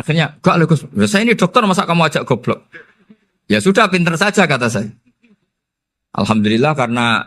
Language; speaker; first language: Indonesian; non-native, local second language; Javanese